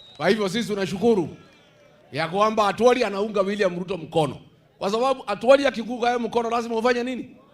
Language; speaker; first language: Swahili; non-native, local second language; Kikuyu